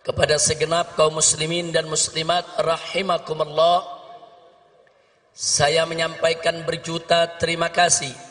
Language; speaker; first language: Indonesian; native; Indonesian